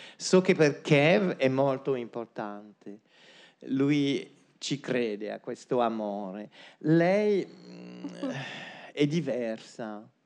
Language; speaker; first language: Italian; non-native, fluent; French